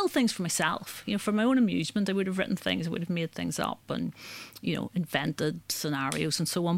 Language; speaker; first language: English; native; English